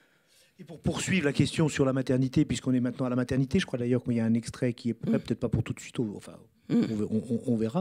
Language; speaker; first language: French; native; French